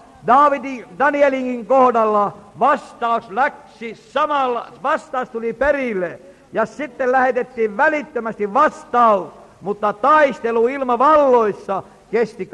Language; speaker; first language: Finnish; native; Finnish